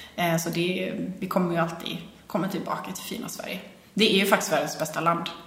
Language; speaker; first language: Swedish; native; Swedish